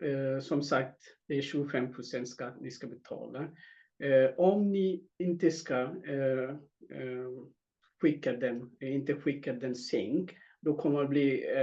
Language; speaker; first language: Swedish; non-native, fluent; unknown